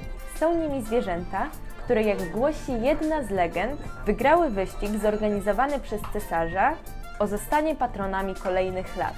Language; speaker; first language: Polish; native; Polish